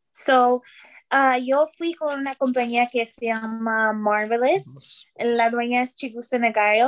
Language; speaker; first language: Spanish; early bilingual, heritage; Spanish